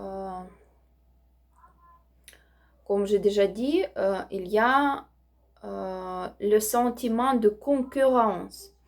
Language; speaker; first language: French; non-native, learner; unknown